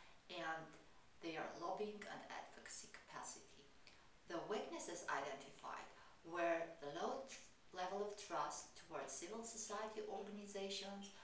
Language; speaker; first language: English; non-native, fluent; Armenian